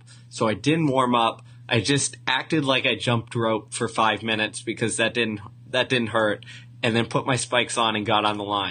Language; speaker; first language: English; native; English